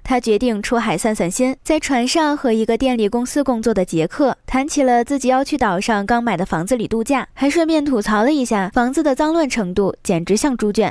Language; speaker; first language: Chinese; native; Chinese